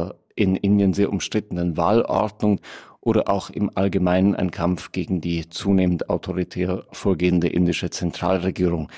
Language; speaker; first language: German; native; German